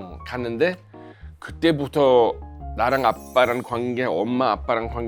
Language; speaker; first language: Korean; non-native, fluent; English